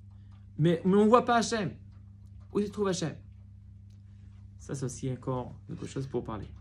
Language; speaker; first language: French; non-native, fluent; Hebrew